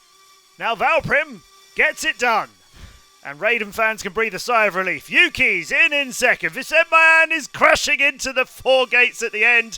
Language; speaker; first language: English; native; English